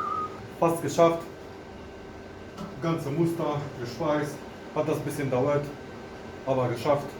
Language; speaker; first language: German; non-native, local second language; Polish